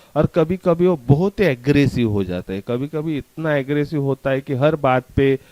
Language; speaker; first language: Hindi; non-native, local second language; Marathi